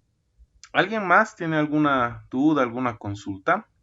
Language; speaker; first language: Spanish; native; Spanish